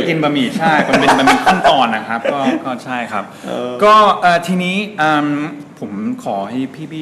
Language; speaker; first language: Thai; early bilingual, other home language; Spanish